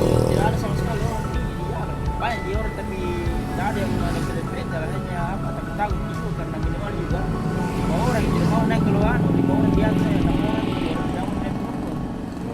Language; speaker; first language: Indonesian; non-native, local second language; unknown